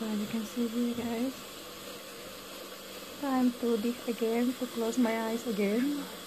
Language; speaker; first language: English; non-native, learner; Indonesian